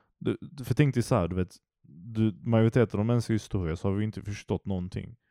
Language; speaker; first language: Swedish; early bilingual, other home language; Turkish